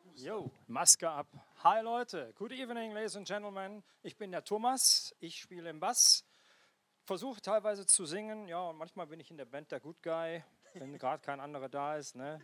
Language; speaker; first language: German; native; German